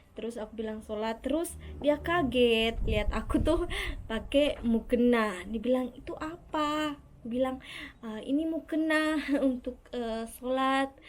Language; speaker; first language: Indonesian; native; Indonesian